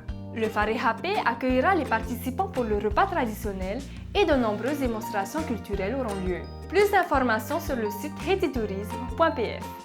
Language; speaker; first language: French; native; French